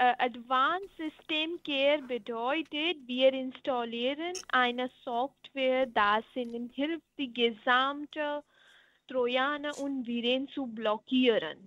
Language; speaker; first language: German; non-native, learner; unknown